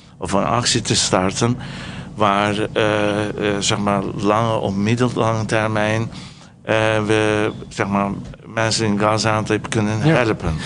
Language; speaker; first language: Dutch; non-native, fluent; Turkish